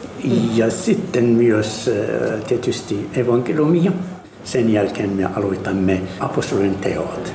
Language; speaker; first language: Finnish; non-native, learner; Arabic